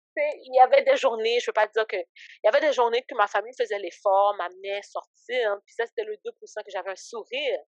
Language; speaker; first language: French; early bilingual, other home language; Haitian Creole